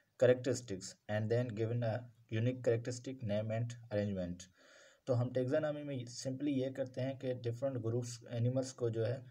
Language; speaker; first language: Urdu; non-native, local second language; Sindhi